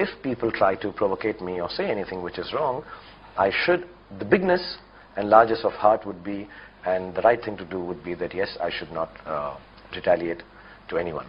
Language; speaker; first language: English; non-native, local second language; Hindi